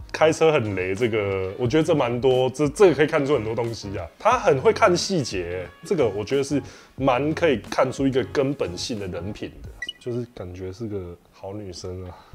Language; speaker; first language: Chinese; native; Chinese